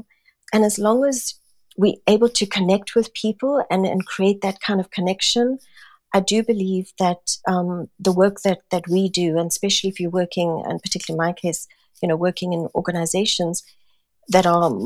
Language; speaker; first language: English; non-native, local second language; Italian